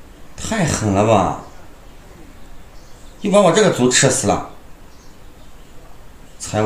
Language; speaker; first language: Chinese; native; Chinese